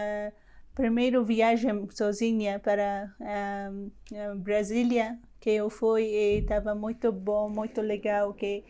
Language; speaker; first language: Portuguese; non-native, learner; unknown